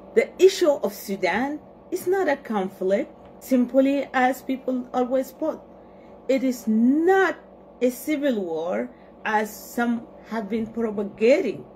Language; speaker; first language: English; non-native, fluent; Arabic